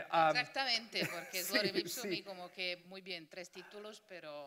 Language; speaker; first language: Spanish; native; Spanish